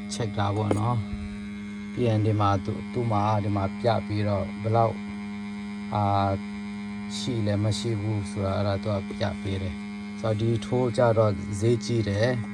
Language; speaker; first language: Burmese; non-native, local second language; Tedim Chin